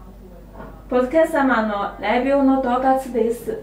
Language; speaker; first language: Japanese; non-native, learner; Chinese